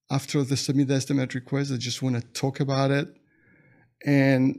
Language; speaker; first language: English; non-native, fluent; Hebrew